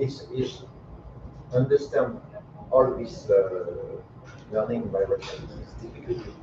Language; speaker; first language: English; non-native, learner; French